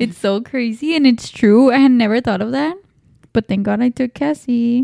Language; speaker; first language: English; early bilingual, other home language; Spanish